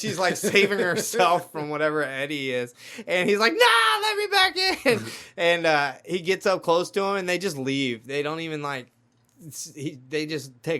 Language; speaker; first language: English; native; English